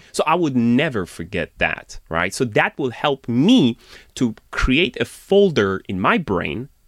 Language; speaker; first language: English; non-native, fluent; Persian